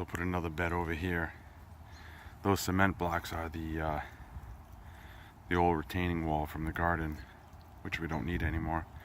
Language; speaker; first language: English; native; English